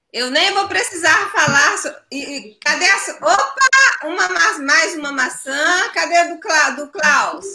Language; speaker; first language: Portuguese; native; Portuguese